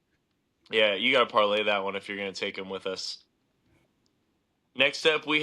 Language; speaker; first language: English; native; English